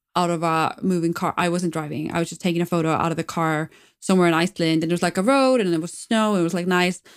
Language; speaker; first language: English; non-native, fluent; Icelandic